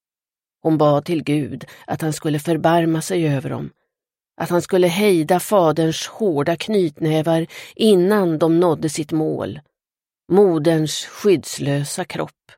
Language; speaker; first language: Swedish; native; Swedish